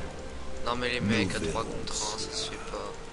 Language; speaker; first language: French; native; French